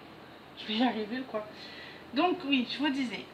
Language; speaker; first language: French; native; French